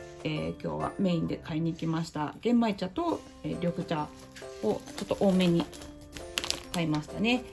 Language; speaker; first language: Japanese; native; Japanese